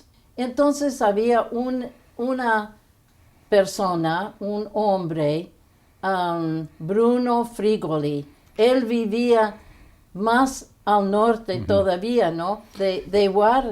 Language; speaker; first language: Spanish; non-native, fluent; English